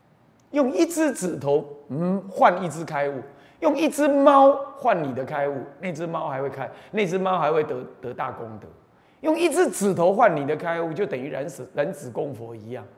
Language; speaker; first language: Chinese; native; Chinese